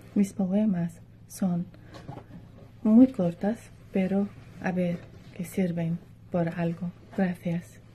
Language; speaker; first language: Spanish; non-native, fluent; Arabic